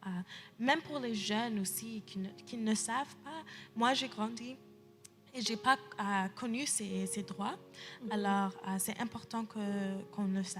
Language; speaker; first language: French; early bilingual, heritage; English